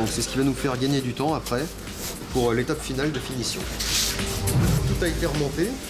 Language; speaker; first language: French; native; French